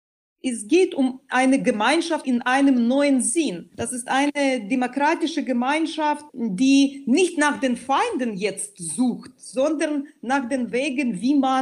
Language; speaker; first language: German; non-native, fluent; Russian